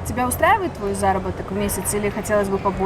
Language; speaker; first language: Russian; native; Russian